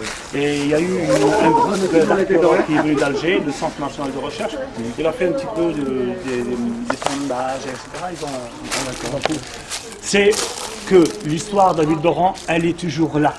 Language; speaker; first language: French; non-native, local second language; Arabic